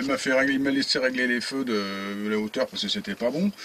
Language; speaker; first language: French; native; French